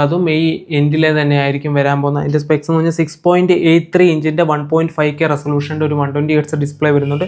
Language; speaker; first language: Malayalam; native; Malayalam